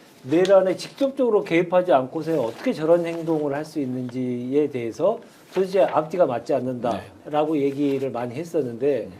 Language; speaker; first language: Korean; native; Korean